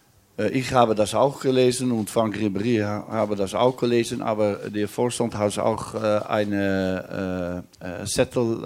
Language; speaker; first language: German; non-native, learner; Dutch